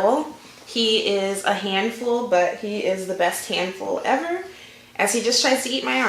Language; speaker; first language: English; native; English